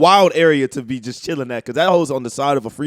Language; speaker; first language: English; native; English